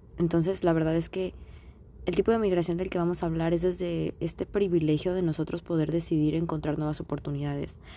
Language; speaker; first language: Spanish; native; Spanish